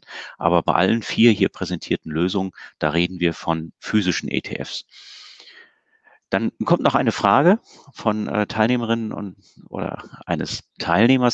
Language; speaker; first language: German; native; German